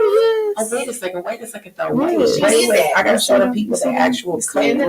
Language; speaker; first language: English; native; English